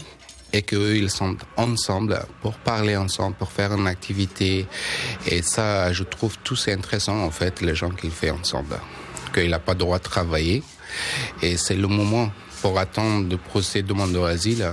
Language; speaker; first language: French; non-native, learner; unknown